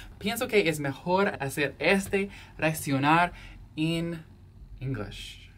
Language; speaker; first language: Spanish; non-native, learner; English